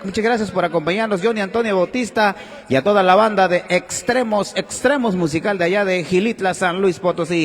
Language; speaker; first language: Spanish; native; Spanish